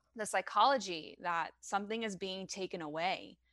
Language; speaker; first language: English; non-native, fluent; French